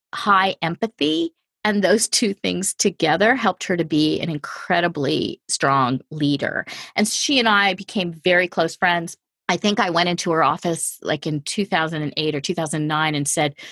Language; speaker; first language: English; native; English